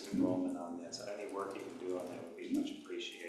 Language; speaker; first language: English; native; English